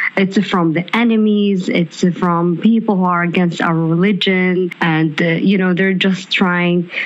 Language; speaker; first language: English; non-native, fluent; Arabic